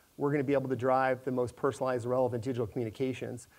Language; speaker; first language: English; native; English